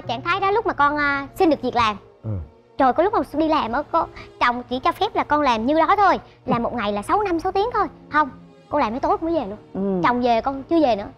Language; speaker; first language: Vietnamese; native; Vietnamese